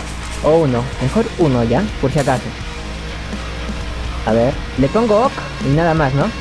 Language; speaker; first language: Spanish; native; Spanish